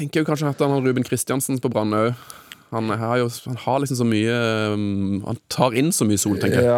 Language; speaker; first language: Norwegian; native; Norwegian